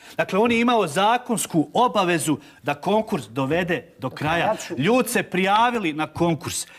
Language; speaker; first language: Bosnian; native; Bosnian